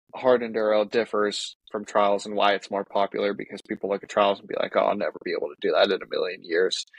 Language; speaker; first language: English; native; English